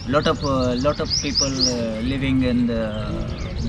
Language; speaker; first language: English; non-native, learner; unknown